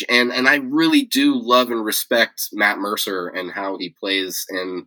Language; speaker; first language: English; native; English